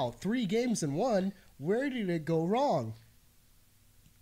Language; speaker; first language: English; native; English